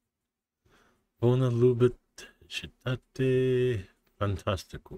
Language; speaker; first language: Ukrainian; non-native, learner; English